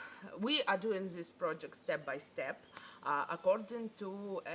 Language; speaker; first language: English; non-native, learner; Ukrainian